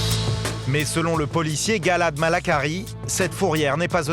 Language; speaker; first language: French; native; French